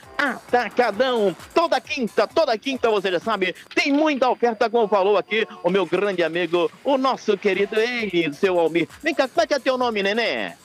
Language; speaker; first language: Portuguese; native; Portuguese